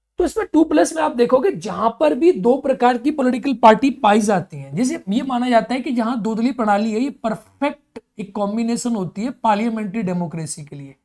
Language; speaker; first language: Hindi; native; Hindi